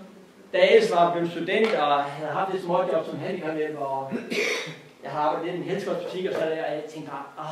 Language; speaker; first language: Danish; native; Danish